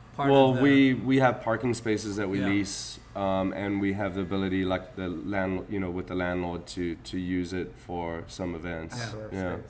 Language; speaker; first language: English; native; English